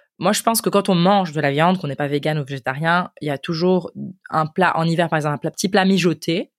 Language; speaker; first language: French; native; French